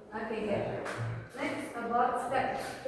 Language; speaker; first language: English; non-native, learner; Indonesian